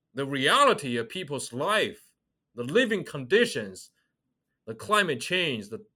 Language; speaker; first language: English; non-native, fluent; Chinese